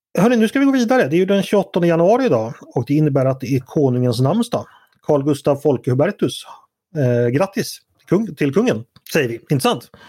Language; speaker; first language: Swedish; native; Swedish